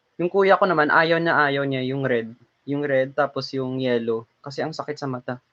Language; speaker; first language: Filipino; non-native, local second language; Hiligaynon